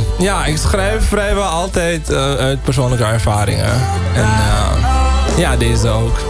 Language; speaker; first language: Dutch; native; Dutch